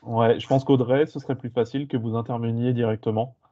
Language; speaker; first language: French; native; French